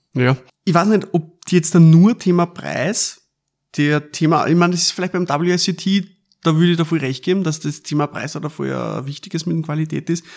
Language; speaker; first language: German; native; German